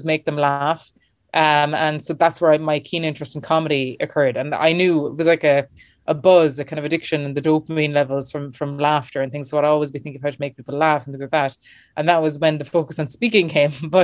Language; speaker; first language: English; native; English